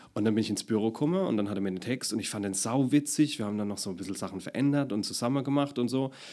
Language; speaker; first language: German; native; German